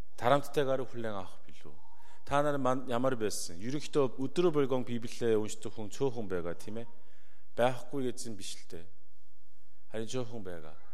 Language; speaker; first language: Mongolian; non-native, fluent; Korean